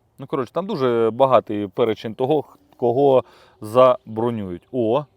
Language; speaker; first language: Ukrainian; non-native, local second language; Russian